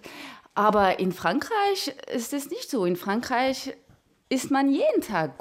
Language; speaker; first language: German; non-native, fluent; French